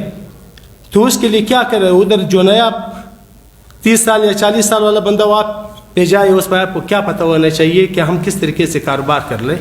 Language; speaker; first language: Urdu; non-native, local second language; Pashto